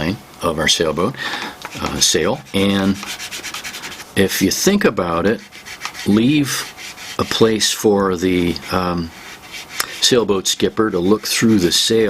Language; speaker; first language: English; native; English